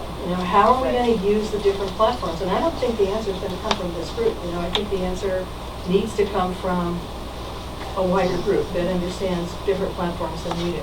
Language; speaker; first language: English; native; English